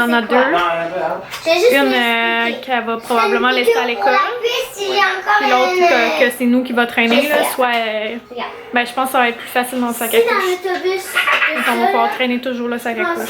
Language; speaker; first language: French; native; French